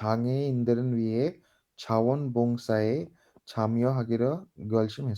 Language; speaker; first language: Korean; non-native, learner; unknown